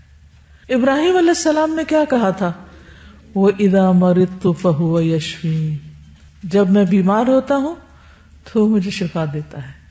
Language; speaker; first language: Urdu; native; Urdu